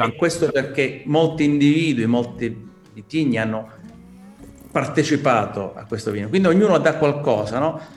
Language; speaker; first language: Italian; native; Italian